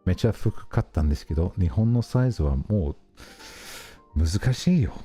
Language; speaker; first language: Japanese; non-native, learner; English